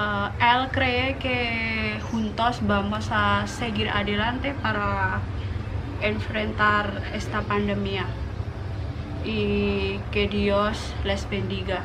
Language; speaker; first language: Spanish; non-native, learner; Indonesian